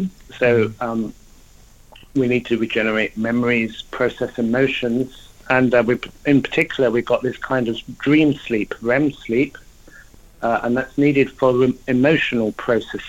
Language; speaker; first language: English; native; English